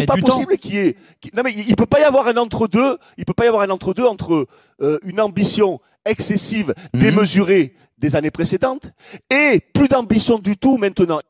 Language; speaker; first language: French; native; French